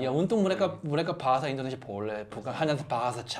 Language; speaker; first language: Indonesian; non-native, learner; Korean